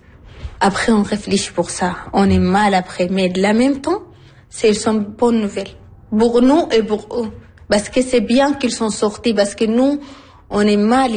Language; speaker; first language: French; non-native, learner; Arabic